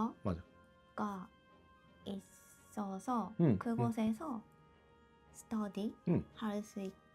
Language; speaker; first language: Korean; non-native, learner; Japanese